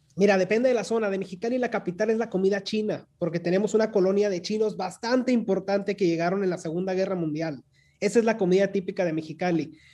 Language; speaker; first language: Spanish; native; Spanish